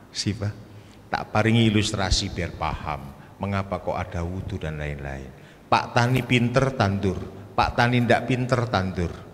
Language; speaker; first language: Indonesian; non-native, local second language; Javanese